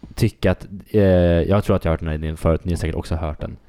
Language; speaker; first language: Swedish; native; Swedish